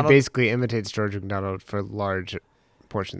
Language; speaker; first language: English; native; English